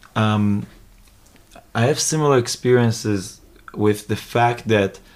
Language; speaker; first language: English; early bilingual, other home language; Hebrew